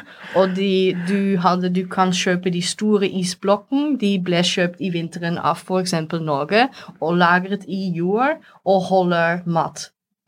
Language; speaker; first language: Norwegian; non-native, fluent; Dutch